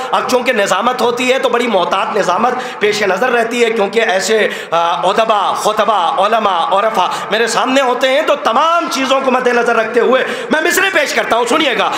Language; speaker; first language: Urdu; native; Urdu